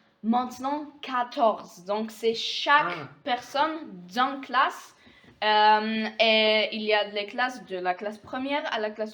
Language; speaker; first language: French; non-native, fluent; Polish